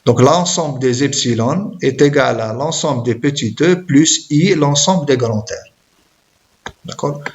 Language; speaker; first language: French; non-native, local second language; Arabic